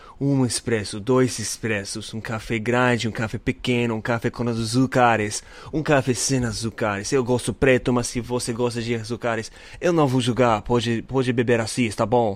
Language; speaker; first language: Portuguese; non-native, learner; English